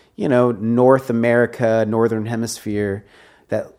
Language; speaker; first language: English; native; English